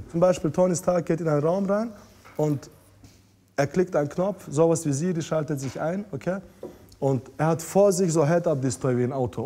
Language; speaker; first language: German; non-native, fluent; Russian